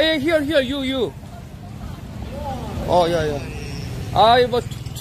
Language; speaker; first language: English; non-native, learner; Korean